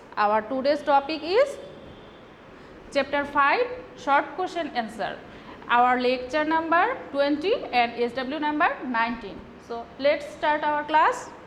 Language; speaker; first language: English; non-native, local second language; Bangla